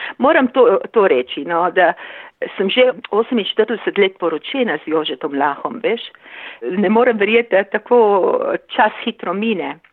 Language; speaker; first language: Slovenian; early bilingual, heritage; Slovenian